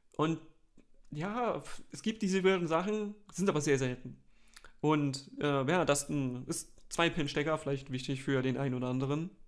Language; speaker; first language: German; native; German